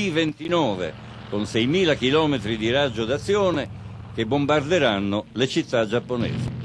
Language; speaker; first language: Italian; native; Italian